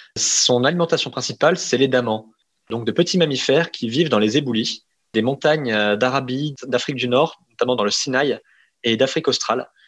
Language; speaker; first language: French; native; French